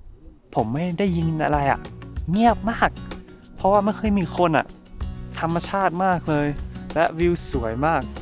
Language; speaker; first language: Thai; early bilingual, heritage; Thai